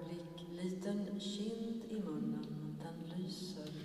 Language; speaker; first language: Swedish; native; Swedish